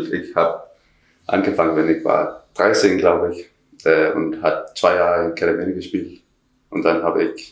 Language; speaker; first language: German; non-native, learner; Danish